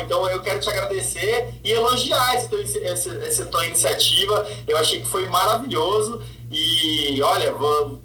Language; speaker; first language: Portuguese; native; Portuguese